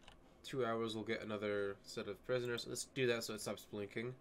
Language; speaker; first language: English; native; English